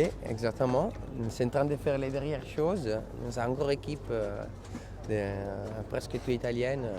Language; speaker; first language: French; non-native, fluent; Italian